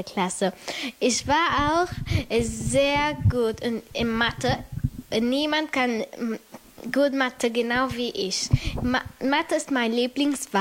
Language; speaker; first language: German; early bilingual, other home language; Arabic